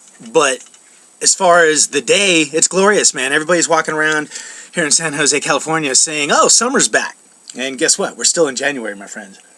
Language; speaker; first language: English; native; English